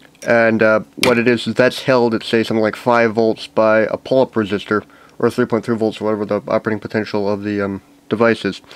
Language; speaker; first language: English; native; English